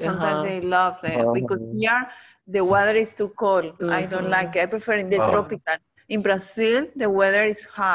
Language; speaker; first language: English; non-native, learner; Spanish